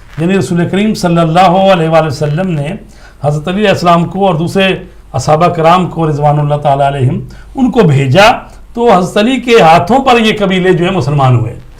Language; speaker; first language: Urdu; native; Urdu